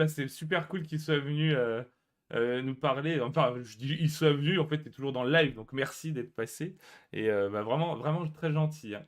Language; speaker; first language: French; native; French